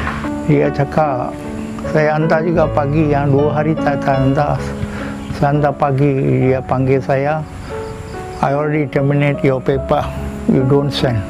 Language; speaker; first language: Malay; non-native, local second language; Tamil